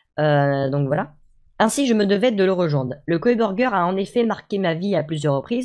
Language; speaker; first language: French; native; French